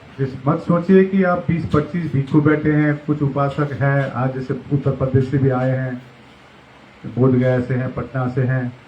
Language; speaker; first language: Hindi; non-native, local second language; Marathi